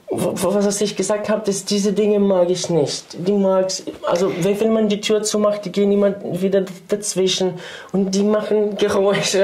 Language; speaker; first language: German; non-native, fluent; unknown